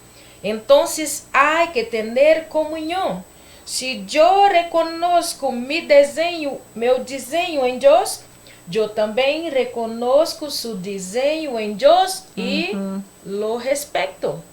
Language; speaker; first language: Spanish; non-native, learner; Portuguese